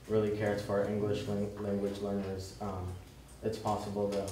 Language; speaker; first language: English; early bilingual, other home language; Spanish